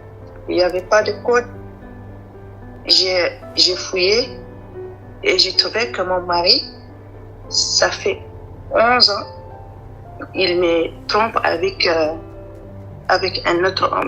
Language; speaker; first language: French; non-native, learner; Arabic